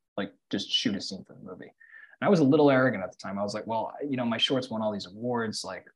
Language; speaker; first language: English; native; English